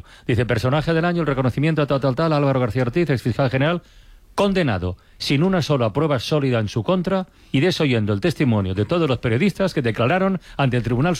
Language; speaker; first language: Spanish; native; Spanish